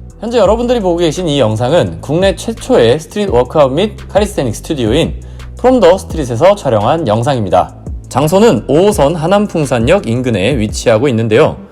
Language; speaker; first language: Korean; native; Korean